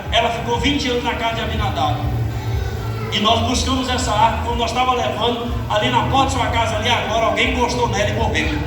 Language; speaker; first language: Portuguese; native; Portuguese